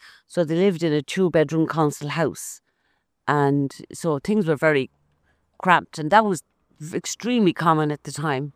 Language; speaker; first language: English; native; English